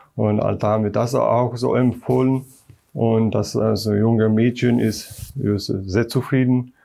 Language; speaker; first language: German; non-native, fluent; Polish